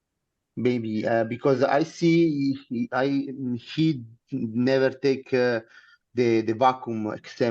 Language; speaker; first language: English; non-native, learner; Italian